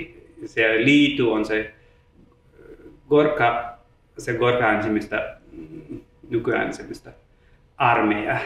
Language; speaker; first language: Finnish; non-native, learner; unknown